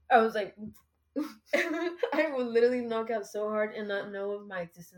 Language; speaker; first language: English; early bilingual, other home language; Spanish